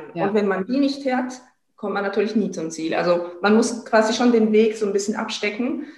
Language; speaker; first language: German; non-native, fluent; French